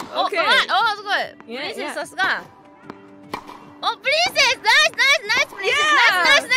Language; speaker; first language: Japanese; native; Japanese